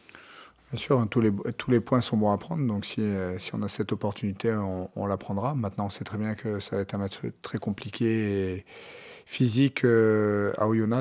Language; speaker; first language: French; native; French